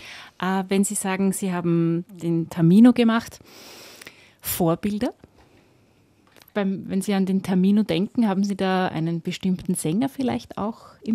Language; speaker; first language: German; native; German